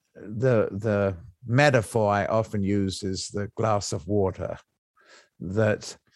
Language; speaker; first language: English; native; English